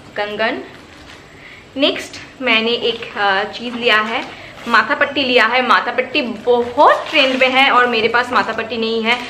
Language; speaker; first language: Hindi; non-native, local second language; Bangla